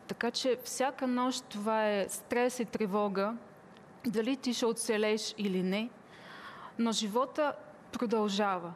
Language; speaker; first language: Bulgarian; early bilingual, heritage; Bulgarian